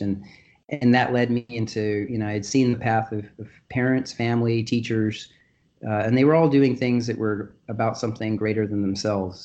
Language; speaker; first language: English; native; English